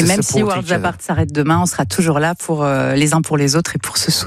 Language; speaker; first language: French; native; French